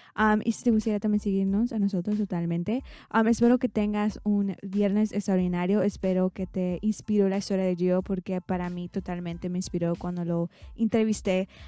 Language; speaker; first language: Spanish; early bilingual, heritage; Spanish